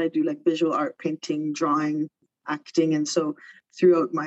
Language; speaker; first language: English; early bilingual, other home language; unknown